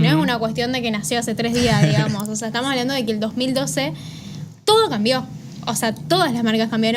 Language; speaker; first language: Spanish; native; Spanish